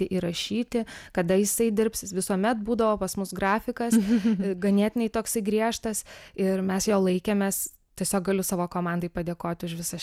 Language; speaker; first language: Lithuanian; native; Lithuanian